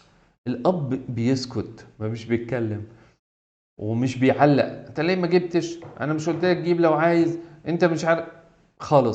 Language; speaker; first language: Arabic; native; Arabic